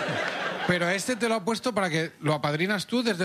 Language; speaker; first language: Spanish; native; Spanish